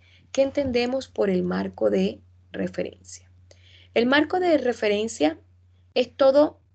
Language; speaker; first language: Spanish; native; Spanish